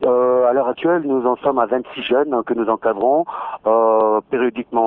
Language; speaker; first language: French; non-native, local second language; Luba-Lulua